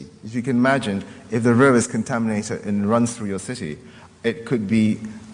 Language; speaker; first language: English; non-native, local second language; Min Nan Chinese